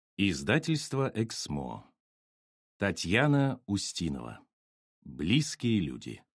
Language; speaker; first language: Russian; native; Russian